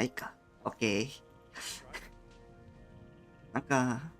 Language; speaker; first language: Japanese; non-native, learner; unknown